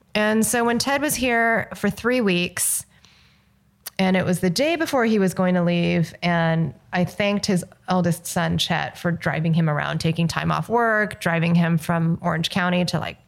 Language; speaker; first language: English; early bilingual, other home language; Chinese